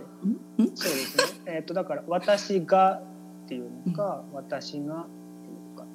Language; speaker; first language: Japanese; native; Japanese